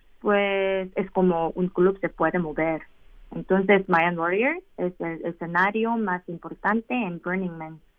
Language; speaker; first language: Spanish; non-native, learner; Korean